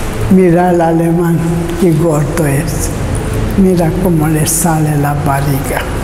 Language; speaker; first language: Spanish; non-native, fluent; Hungarian